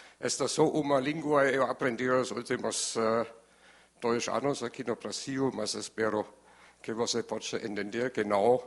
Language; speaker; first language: Portuguese; non-native, learner; German